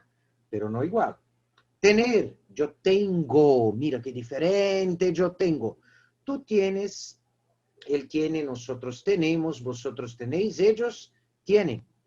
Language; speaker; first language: Spanish; non-native, fluent; Portuguese